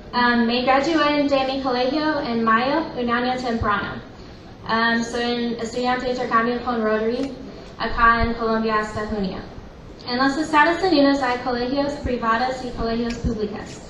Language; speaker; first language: Spanish; non-native, learner; English